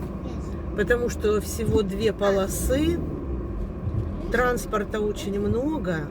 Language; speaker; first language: Russian; native; Russian